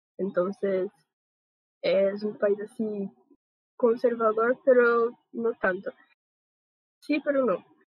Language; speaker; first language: Spanish; non-native, learner; Portuguese